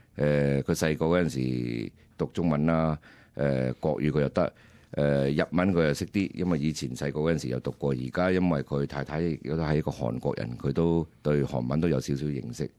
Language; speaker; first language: Cantonese; early bilingual, heritage; Cantonese